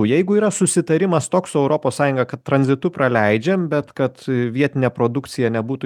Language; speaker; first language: Lithuanian; native; Lithuanian